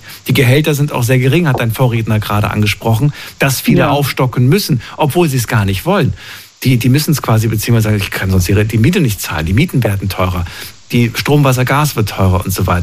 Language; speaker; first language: German; native; German